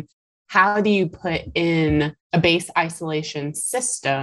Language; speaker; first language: English; native; English